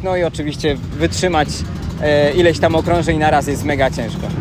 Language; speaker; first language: Polish; native; Polish